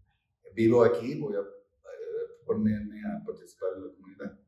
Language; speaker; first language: Spanish; non-native, fluent; English